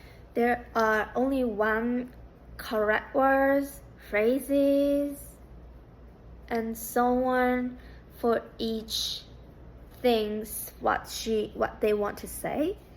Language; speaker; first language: English; non-native, fluent; Japanese